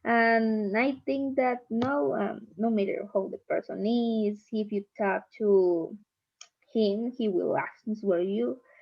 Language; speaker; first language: English; non-native, learner; Spanish